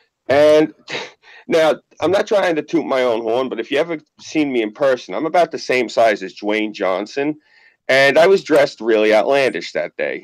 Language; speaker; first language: English; native; English